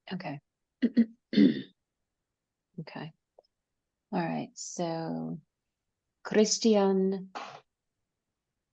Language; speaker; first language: German; non-native, learner; English